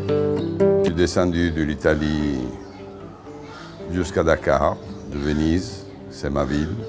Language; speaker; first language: French; non-native, fluent; Italian